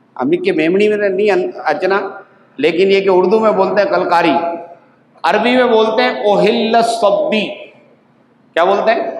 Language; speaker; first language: Urdu; native; Urdu